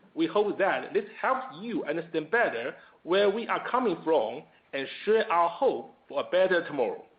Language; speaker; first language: English; non-native, fluent; Chinese